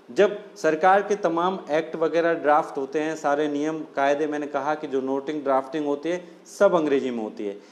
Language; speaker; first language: Hindi; non-native, local second language; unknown